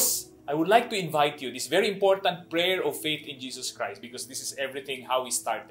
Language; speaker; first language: English; non-native, local second language; Cebuano